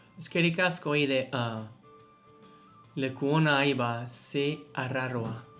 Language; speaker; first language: Basque; non-native, learner; English